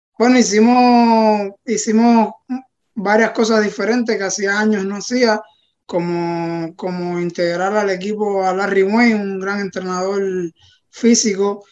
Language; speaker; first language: Spanish; native; Spanish